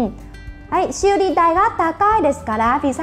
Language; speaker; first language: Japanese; non-native, fluent; Vietnamese